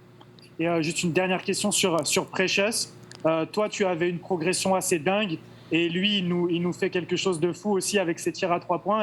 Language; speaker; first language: French; native; French